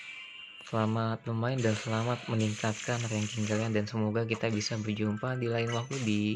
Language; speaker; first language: Indonesian; native; Indonesian